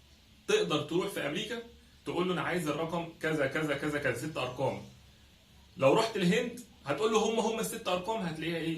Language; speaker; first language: Arabic; native; Arabic